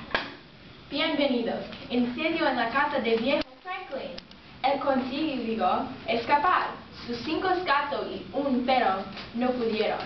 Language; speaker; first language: Spanish; non-native, learner; English